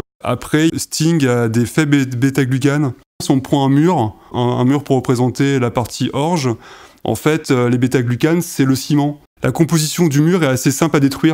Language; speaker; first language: French; native; French